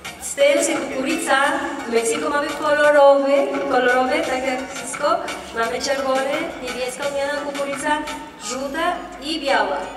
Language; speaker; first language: Polish; non-native, learner; Spanish